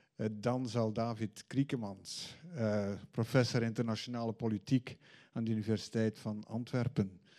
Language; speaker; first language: Dutch; native; Dutch